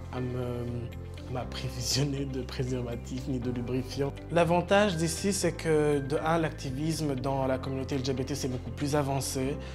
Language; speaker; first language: French; non-native, local second language; Rundi